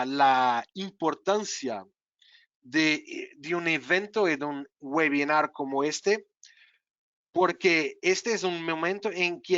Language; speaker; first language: Spanish; non-native, fluent; Portuguese